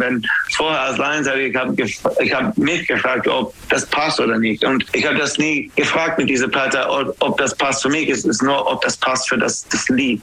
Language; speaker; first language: German; non-native, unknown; English